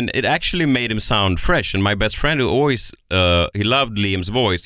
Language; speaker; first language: English; non-native, fluent; Swedish